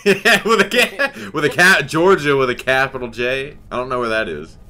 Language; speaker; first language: English; native; English